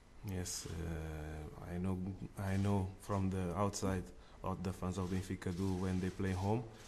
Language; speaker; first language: English; non-native, learner; Portuguese